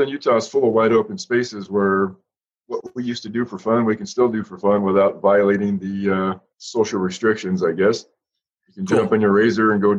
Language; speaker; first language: English; native; English